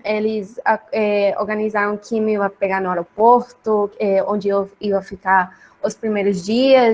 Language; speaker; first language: Portuguese; non-native, learner; Spanish